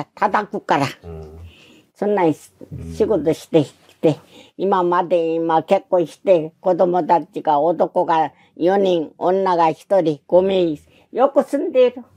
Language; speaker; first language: Japanese; non-native, learner; Korean